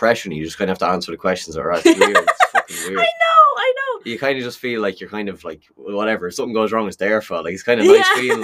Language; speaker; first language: English; native; English